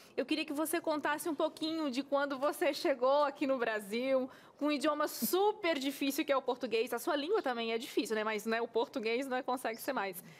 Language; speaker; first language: Portuguese; native; Portuguese